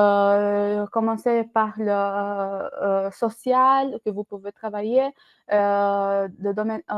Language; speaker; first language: French; non-native, learner; Albanian